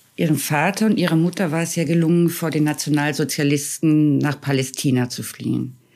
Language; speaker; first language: German; native; German